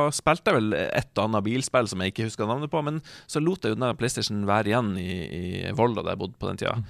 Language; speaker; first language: Norwegian; native; Norwegian